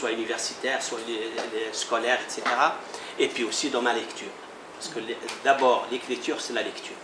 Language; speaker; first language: French; non-native, local second language; Arabic